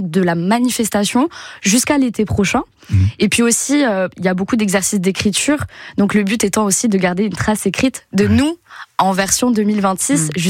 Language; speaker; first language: French; native; French